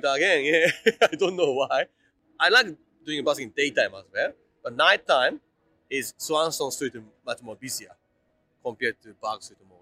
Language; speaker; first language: English; non-native, fluent; Japanese